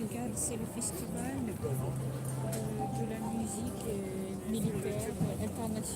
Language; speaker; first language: French; non-native, fluent; Russian